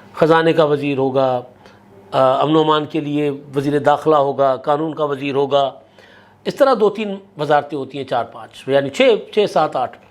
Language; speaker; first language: Urdu; non-native, local second language; Sindhi